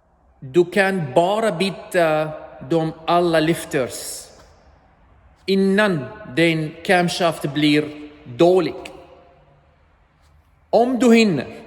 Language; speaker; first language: Swedish; non-native, learner; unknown